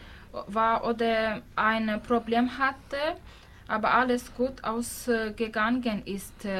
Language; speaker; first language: German; non-native, learner; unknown